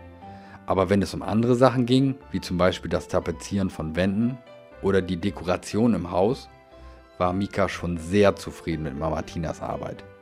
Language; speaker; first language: German; native; German